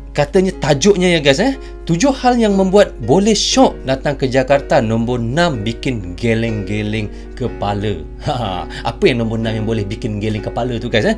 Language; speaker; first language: Malay; native; Malay